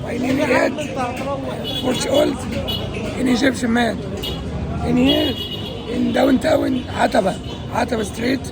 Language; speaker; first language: English; non-native, learner; Arabic